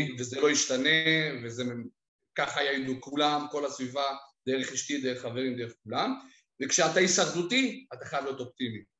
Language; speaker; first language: Hebrew; early bilingual, other home language; Russian